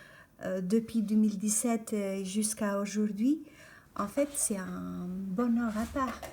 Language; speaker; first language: French; non-native, fluent; Albanian